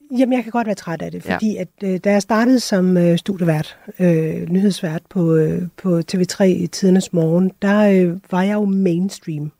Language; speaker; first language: Danish; early bilingual, other home language; Urdu